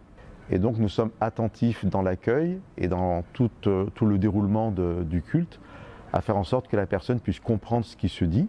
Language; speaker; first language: French; native; French